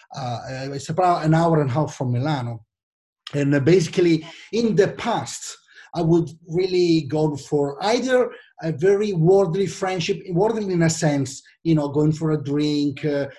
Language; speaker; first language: English; non-native, fluent; Italian